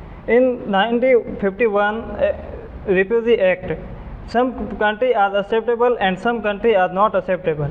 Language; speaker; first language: English; non-native, learner; Hindi